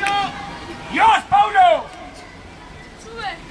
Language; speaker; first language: Spanish; native; Spanish